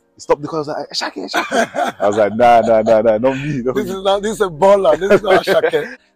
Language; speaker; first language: English; non-native, local second language; Yoruba